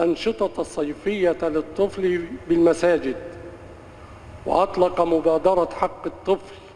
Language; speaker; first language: Arabic; native; Arabic